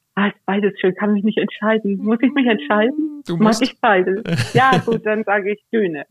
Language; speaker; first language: German; native; German